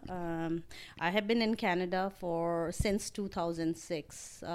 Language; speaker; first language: English; non-native, local second language; Punjabi